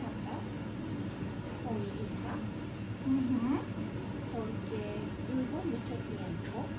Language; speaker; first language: Spanish; non-native, learner; Japanese